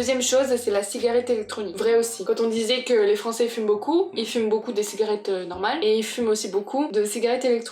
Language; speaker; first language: French; native; French